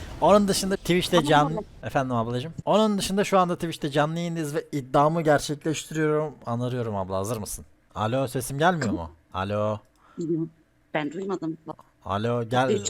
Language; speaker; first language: Turkish; native; Turkish